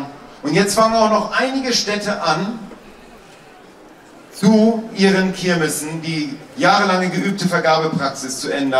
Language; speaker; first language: German; native; German